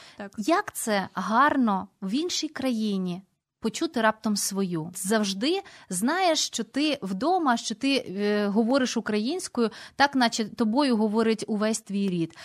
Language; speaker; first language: Ukrainian; native; Ukrainian